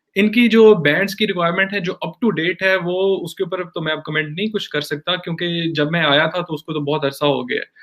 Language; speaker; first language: Urdu; non-native, local second language; Punjabi